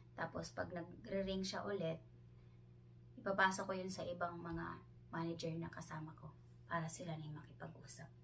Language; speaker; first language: Filipino; non-native, local second language; Hiligaynon